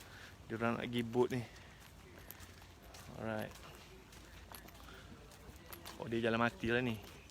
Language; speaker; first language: Malay; native; Malay